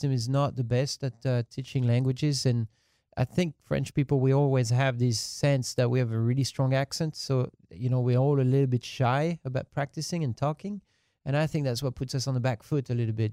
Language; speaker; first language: English; non-native, fluent; French